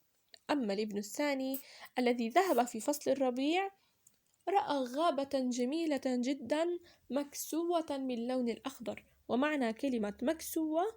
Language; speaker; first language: Arabic; native; Arabic